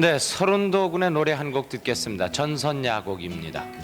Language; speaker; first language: Korean; native; Korean